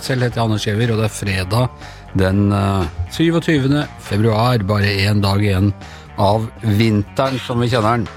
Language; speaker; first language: Norwegian; native; Norwegian